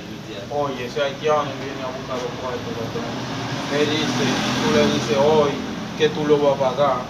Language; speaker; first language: Spanish; non-native, learner; Haitian Creole